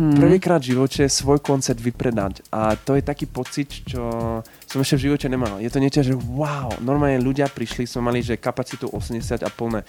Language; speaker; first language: Slovak; non-native, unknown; Dutch